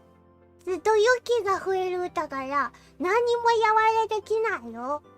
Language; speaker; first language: Japanese; non-native, learner; English